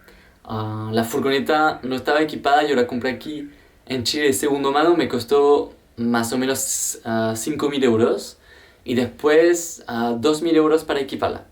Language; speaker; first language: Spanish; non-native, fluent; French